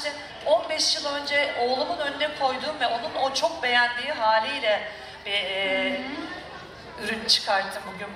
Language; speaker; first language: Turkish; native; Turkish